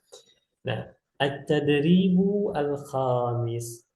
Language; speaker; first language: Arabic; non-native, fluent; Indonesian